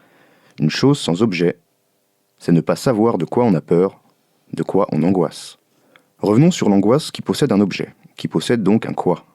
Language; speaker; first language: French; native; French